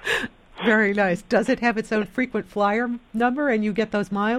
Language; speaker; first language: English; native; English